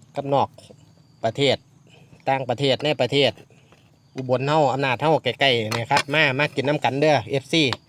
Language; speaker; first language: Thai; native; Thai